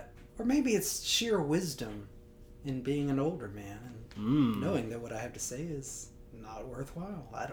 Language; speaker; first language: English; native; English